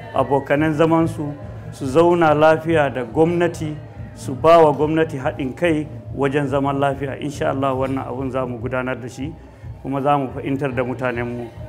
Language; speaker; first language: Hausa; non-native, local second language; Fula